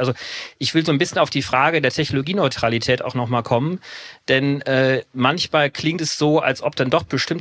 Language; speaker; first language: German; native; German